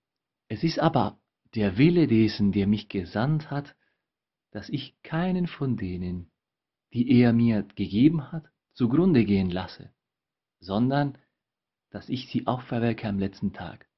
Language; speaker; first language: German; non-native, fluent; Spanish